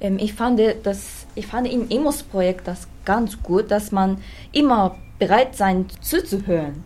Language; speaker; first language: German; non-native, learner; Japanese